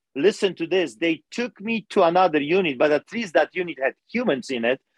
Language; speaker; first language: English; non-native, fluent; Polish